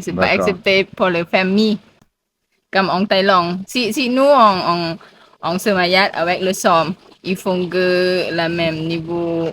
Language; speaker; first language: French; non-native, learner; Thai